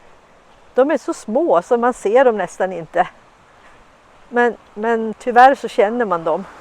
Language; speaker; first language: Swedish; native; Swedish